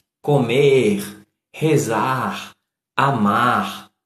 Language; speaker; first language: Spanish; non-native, learner; Portuguese